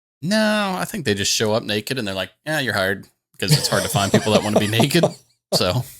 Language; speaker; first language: English; native; English